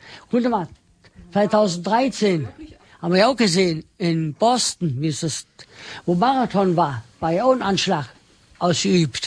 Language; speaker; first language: German; non-native, learner; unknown